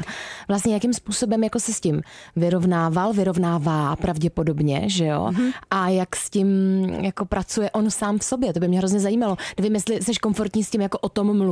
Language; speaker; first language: Czech; native; Czech